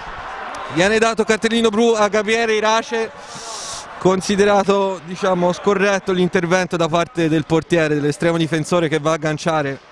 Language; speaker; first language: Italian; native; Italian